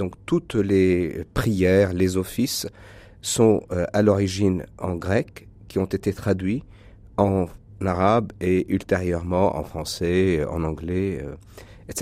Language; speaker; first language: French; non-native, local second language; Arabic